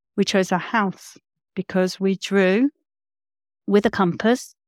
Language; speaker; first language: English; native; English